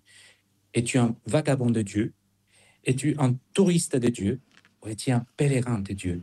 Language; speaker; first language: French; non-native, fluent; Spanish